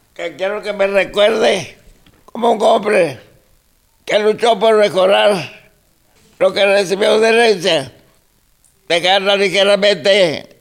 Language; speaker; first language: Spanish; non-native, local second language; Zapotec